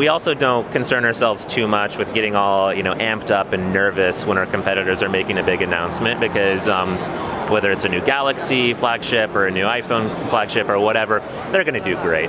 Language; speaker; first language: English; native; English